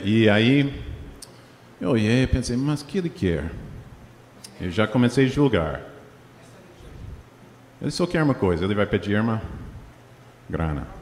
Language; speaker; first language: Portuguese; non-native, fluent; English